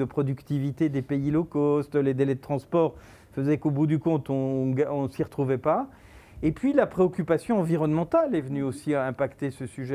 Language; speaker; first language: French; native; French